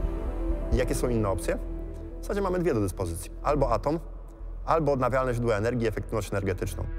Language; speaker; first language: Polish; native; Polish